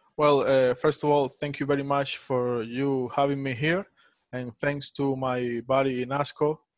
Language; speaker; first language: English; non-native, fluent; Spanish